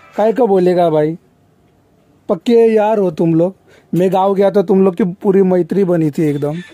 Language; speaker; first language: Hindi; non-native, local second language; Marathi